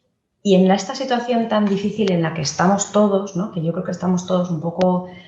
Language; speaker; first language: Spanish; native; Spanish